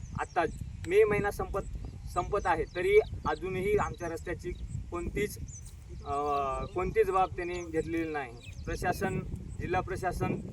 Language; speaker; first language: Marathi; non-native, local second language; Lambadi